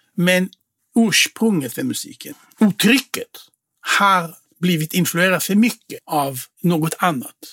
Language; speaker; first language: Swedish; non-native, fluent; Hebrew